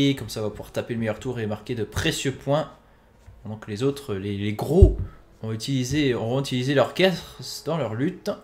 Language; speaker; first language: French; native; French